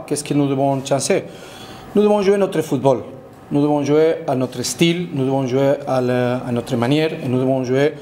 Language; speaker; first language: French; non-native, fluent; Spanish